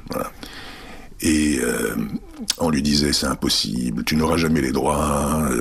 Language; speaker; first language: French; early bilingual, other home language; Czech